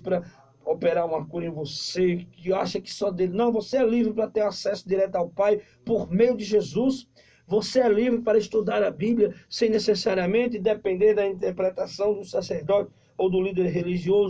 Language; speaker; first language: Portuguese; native; Portuguese